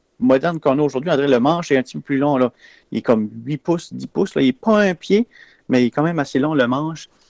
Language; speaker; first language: French; native; French